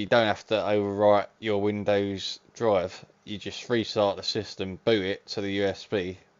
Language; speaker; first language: English; native; English